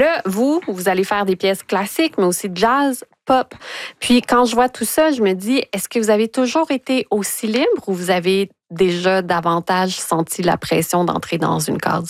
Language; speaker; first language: French; native; French